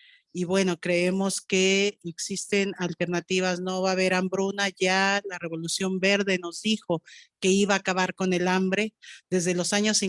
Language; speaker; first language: Spanish; native; Spanish